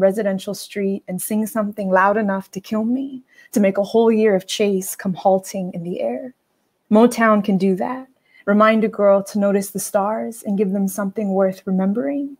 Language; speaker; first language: English; native; English